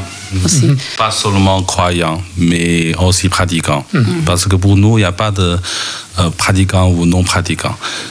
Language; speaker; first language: French; non-native, fluent; Chinese